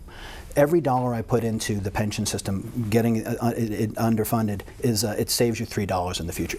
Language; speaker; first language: English; native; English